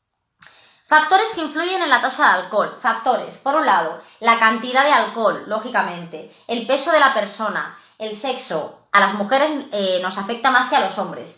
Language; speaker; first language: Spanish; native; Spanish